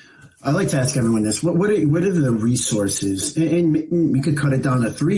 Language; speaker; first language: English; native; English